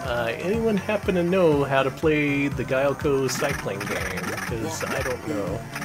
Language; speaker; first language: English; native; English